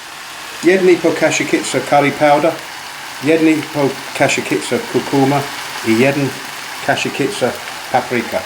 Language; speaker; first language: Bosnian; non-native, learner; English